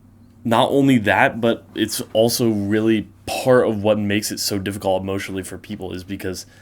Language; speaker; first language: English; native; English